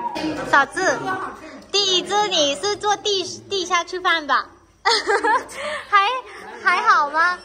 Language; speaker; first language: Chinese; non-native, fluent; Vietnamese